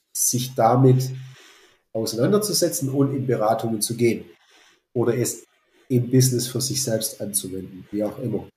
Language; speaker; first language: German; native; German